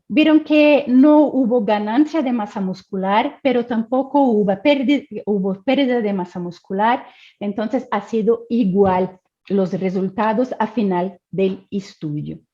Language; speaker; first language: Spanish; non-native, fluent; Portuguese